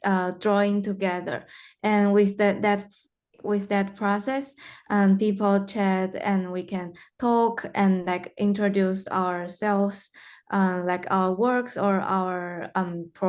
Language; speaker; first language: English; non-native, fluent; Chinese